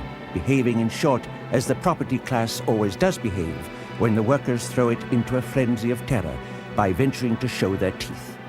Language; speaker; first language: English; native; English